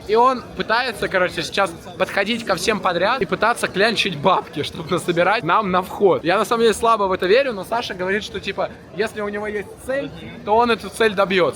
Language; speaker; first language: Russian; native; Russian